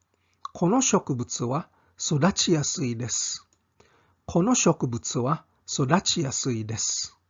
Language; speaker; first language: Japanese; non-native, fluent; English